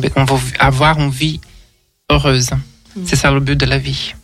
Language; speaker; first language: French; non-native, fluent; Portuguese